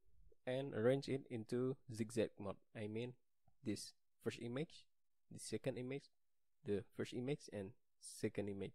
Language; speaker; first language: English; non-native, learner; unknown